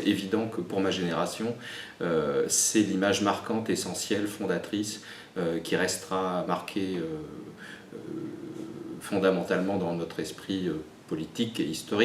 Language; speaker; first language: French; native; French